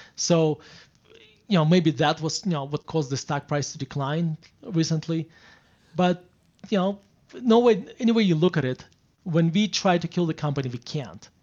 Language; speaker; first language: English; non-native, fluent; Russian